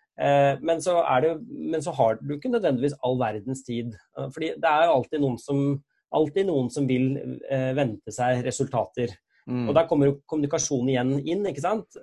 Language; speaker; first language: Norwegian; native; Norwegian